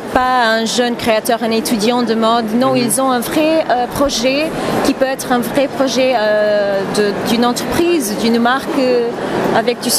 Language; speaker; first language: French; non-native, fluent; Portuguese